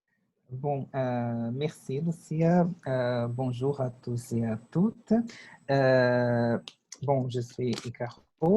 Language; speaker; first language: French; non-native, fluent; Portuguese